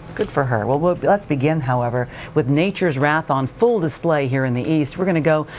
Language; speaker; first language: English; native; English